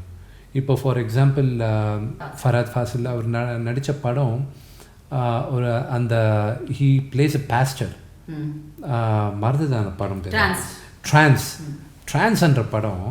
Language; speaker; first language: Tamil; non-native, local second language; Telugu